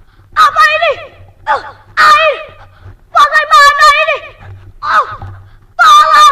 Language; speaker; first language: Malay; non-native, local second language; Javanese